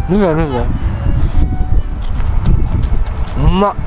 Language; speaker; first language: Japanese; native; Japanese